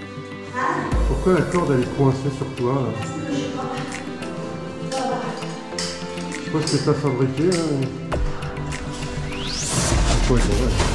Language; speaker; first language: French; native; French